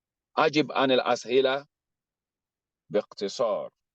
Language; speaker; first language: Arabic; non-native, fluent; English